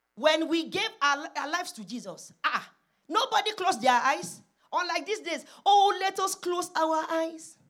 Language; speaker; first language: English; non-native, local second language; Yoruba